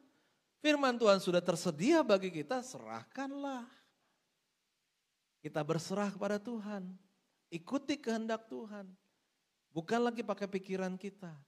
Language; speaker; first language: Indonesian; native; Indonesian